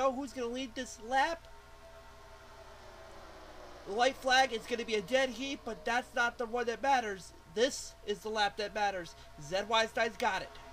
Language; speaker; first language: English; native; English